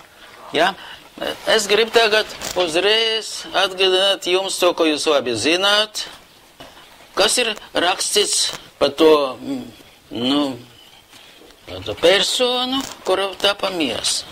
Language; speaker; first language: Latvian; non-native, local second language; Russian